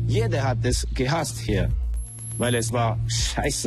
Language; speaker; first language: German; non-native, fluent; Estonian